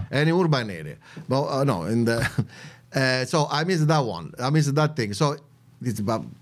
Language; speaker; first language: English; non-native, learner; Italian